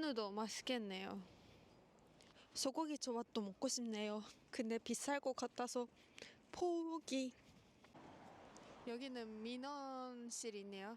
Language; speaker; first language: Korean; non-native, fluent; Japanese